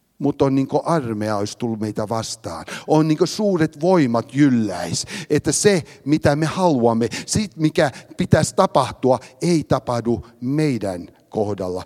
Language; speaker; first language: Finnish; early bilingual, heritage; Finnish